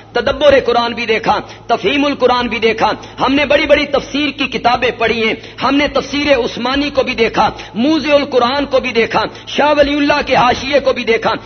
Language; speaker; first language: Urdu; non-native, local second language; Punjabi